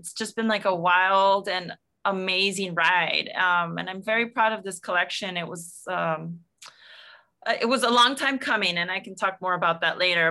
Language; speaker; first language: English; native; English